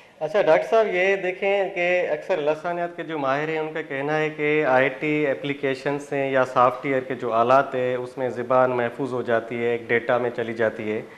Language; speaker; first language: Urdu; non-native, local second language; Sindhi